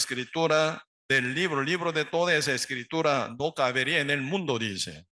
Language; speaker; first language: Spanish; non-native, learner; Korean